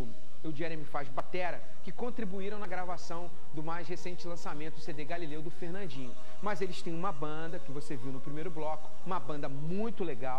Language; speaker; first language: Portuguese; native; Portuguese